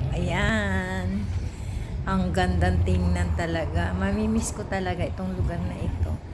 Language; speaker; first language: Filipino; non-native, local second language; Cebuano